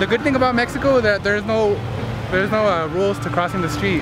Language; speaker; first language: English; early bilingual, other home language; Spanish